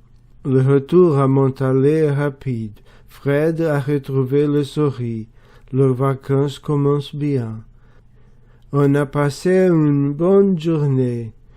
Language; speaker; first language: French; non-native, learner; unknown